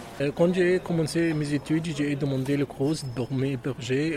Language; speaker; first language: French; non-native, learner; Arabic